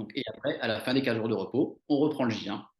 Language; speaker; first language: French; native; French